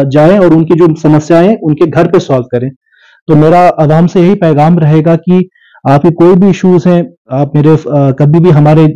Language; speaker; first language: Hindi; non-native, local second language; Sherpa